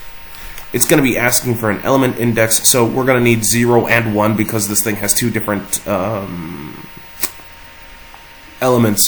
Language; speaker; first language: English; native; English